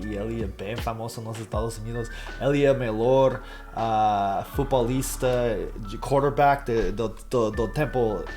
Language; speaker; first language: Portuguese; non-native, fluent; English